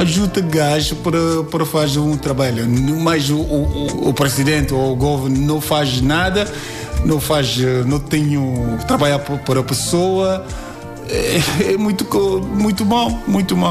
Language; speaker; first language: Portuguese; non-native, learner; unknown